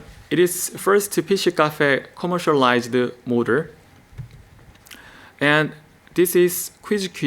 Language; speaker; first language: English; non-native, learner; Korean